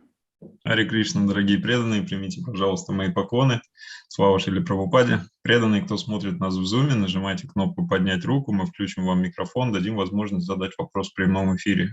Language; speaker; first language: Russian; native; Russian